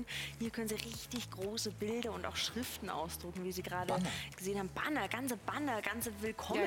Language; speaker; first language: German; native; German